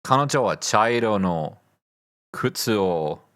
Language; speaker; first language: Japanese; non-native, learner; English